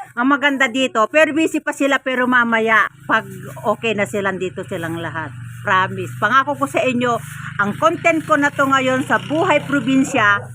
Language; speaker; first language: Filipino; non-native, local second language; Iloko